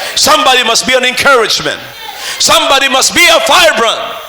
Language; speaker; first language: English; non-native, local second language; Filipino